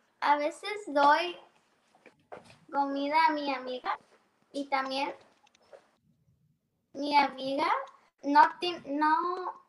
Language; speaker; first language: Spanish; early bilingual, heritage; Spanish